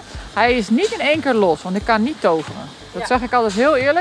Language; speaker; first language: Dutch; native; Dutch